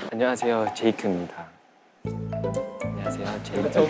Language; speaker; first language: Korean; early bilingual, heritage; Korean